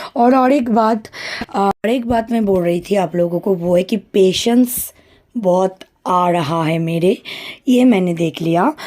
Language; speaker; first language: Hindi; non-native, local second language; Bangla